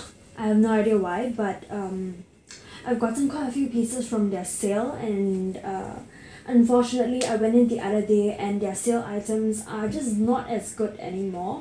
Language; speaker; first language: English; native; English